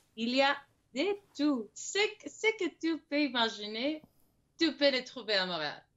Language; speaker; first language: French; non-native, fluent; Spanish